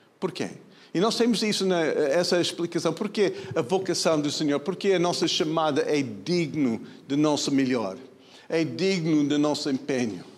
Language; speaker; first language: Portuguese; non-native, fluent; English